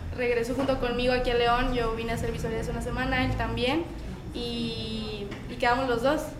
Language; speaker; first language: Spanish; native; Spanish